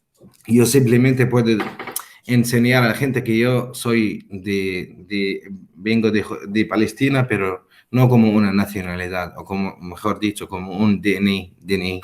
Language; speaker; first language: Spanish; non-native, fluent; Arabic